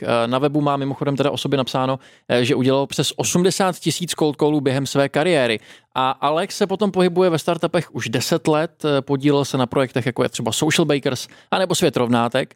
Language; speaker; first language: Czech; native; Czech